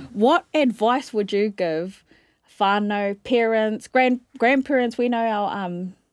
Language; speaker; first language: English; native; English